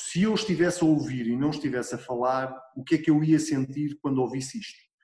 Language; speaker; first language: Portuguese; native; Portuguese